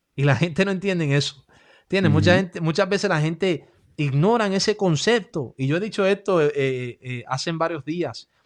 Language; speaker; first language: Spanish; early bilingual, heritage; Spanish